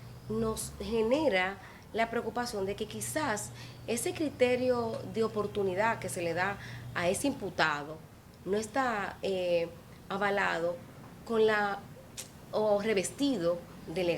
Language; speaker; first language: Spanish; native; Spanish